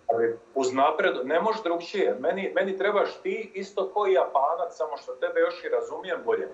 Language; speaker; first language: Croatian; native; Croatian